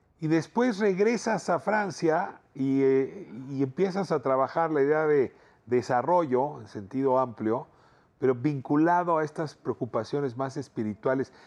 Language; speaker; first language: Spanish; native; Spanish